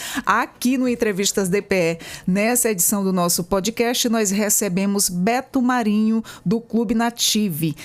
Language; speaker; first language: Portuguese; native; Portuguese